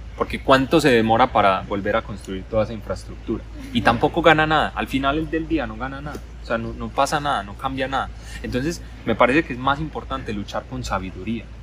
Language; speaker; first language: Spanish; native; Spanish